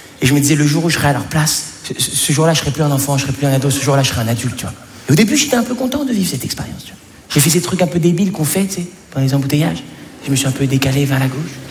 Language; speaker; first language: French; native; French